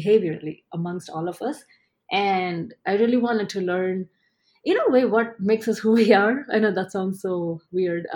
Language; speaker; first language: English; non-native, local second language; Gujarati